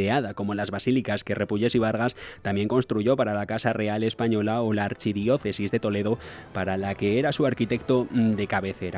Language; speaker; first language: Spanish; native; Spanish